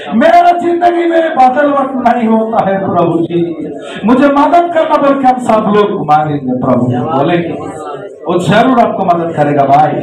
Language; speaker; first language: Hindi; non-native, local second language; Telugu